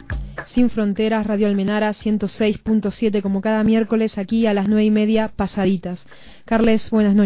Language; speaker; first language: Spanish; native; Spanish